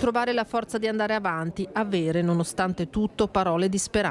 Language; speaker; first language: Italian; native; Italian